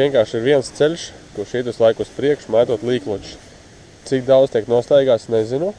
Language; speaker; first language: Latvian; native; Latvian